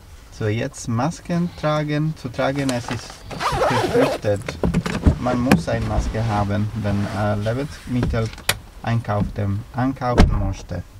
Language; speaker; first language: German; non-native, learner; Italian